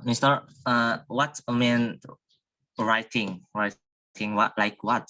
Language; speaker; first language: English; non-native, learner; Indonesian